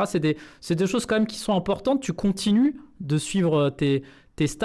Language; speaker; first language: French; native; French